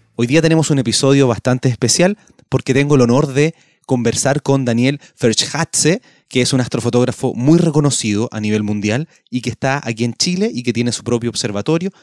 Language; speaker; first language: Spanish; native; Spanish